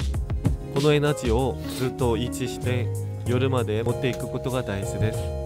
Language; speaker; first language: Japanese; non-native, fluent; Korean